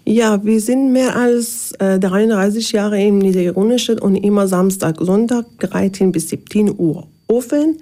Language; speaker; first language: German; non-native, learner; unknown